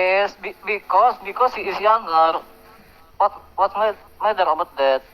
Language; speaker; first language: English; non-native, learner; Indonesian